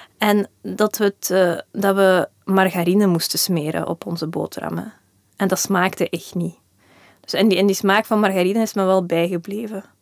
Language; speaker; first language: Dutch; early bilingual, other home language; Russian